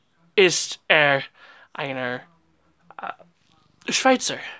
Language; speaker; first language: German; non-native, learner; English